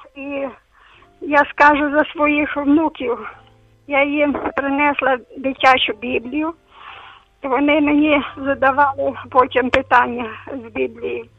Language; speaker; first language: Ukrainian; native; Ukrainian